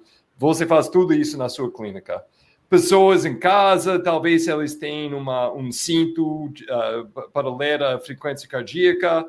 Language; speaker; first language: Portuguese; non-native, fluent; English